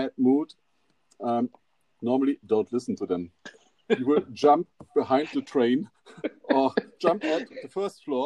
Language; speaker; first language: English; non-native, fluent; German